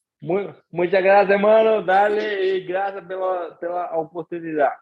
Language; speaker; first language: Spanish; non-native, learner; Portuguese